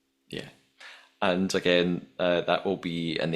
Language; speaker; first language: English; native; English